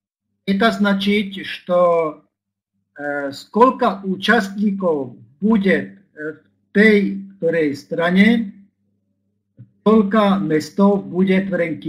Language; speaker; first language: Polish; non-native, learner; Slovak